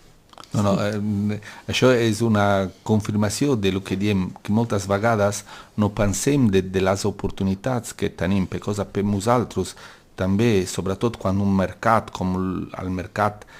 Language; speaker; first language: Catalan; non-native, local second language; Italian